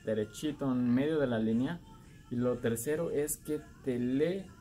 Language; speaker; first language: Spanish; early bilingual, heritage; Spanish